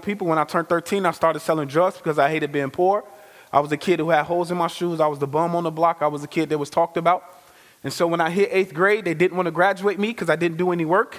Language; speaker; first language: English; native; English